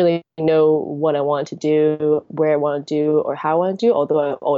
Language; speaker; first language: English; non-native, local second language; Cantonese